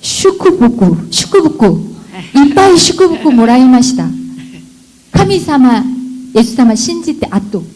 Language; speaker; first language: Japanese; non-native, learner; Korean